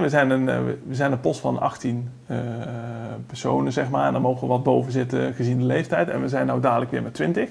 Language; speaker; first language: Dutch; native; Dutch